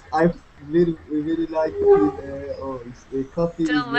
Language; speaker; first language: English; non-native, learner; Turkish